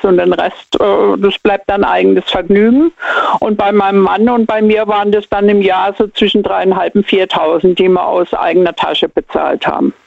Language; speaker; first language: German; native; German